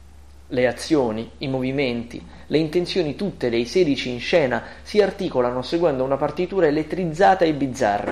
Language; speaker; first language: Italian; native; Italian